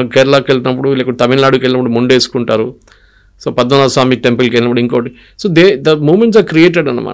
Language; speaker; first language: Telugu; non-native, local second language; Malayalam